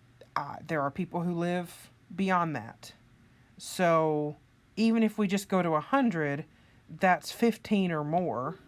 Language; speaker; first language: English; native; English